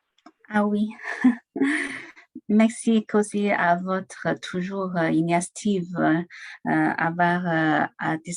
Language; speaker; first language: French; non-native, learner; Chinese